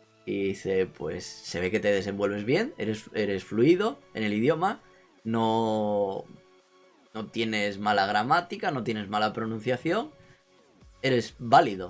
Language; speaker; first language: Spanish; native; Spanish